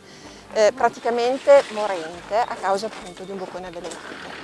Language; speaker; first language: Italian; native; Italian